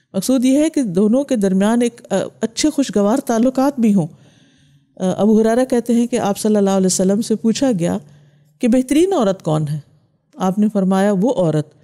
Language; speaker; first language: Urdu; native; Urdu